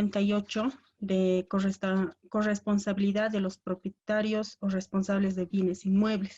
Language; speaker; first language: Spanish; native; Spanish